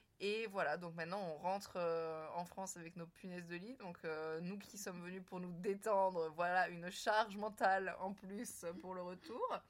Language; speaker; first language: French; native; French